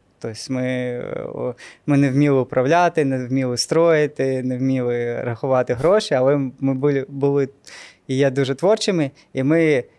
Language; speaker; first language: Ukrainian; non-native, local second language; Russian